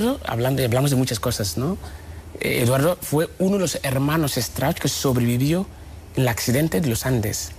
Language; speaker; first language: Spanish; non-native, fluent; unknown